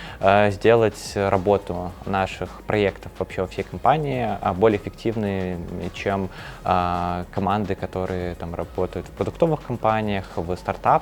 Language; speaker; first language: Russian; native; Russian